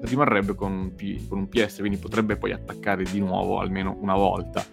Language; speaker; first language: Italian; native; Italian